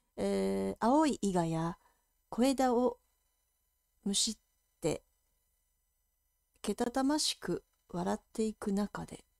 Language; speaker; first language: Japanese; native; Japanese